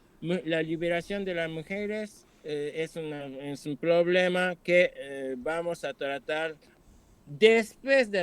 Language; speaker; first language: Spanish; non-native, fluent; Japanese